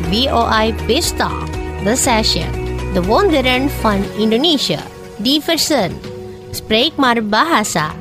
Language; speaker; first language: Dutch; non-native, fluent; Indonesian